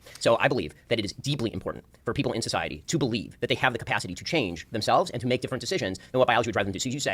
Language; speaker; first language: English; native; English